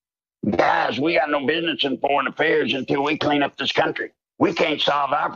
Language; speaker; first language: English; native; English